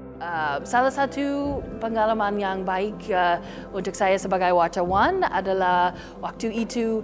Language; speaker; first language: Indonesian; non-native, learner; English